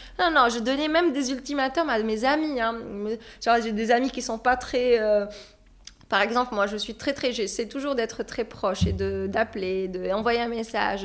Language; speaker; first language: French; non-native, local second language; Arabic